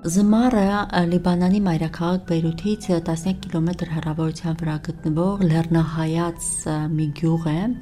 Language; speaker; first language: Armenian; native; Armenian